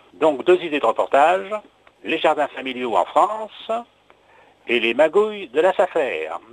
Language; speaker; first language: French; native; French